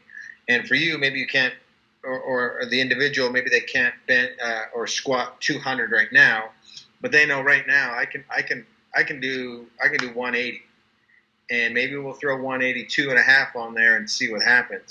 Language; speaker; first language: English; native; English